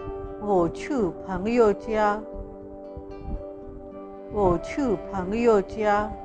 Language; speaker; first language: Chinese; non-native, fluent; Urdu